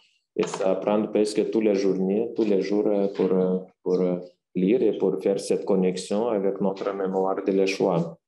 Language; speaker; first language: French; non-native, fluent; Lithuanian